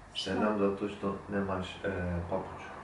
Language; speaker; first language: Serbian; non-native, learner; Turkish